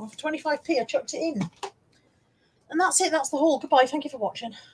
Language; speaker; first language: English; native; English